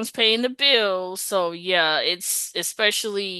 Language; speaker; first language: English; native; English